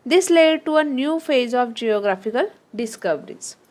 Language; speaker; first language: English; non-native, local second language; Marathi